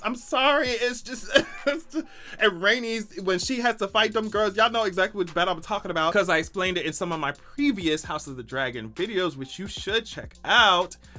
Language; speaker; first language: English; native; English